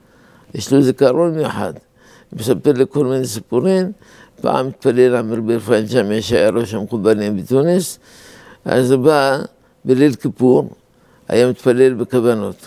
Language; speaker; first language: Hebrew; non-native, fluent; Arabic